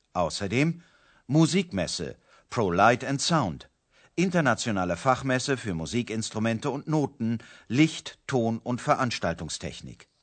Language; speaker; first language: German; native; German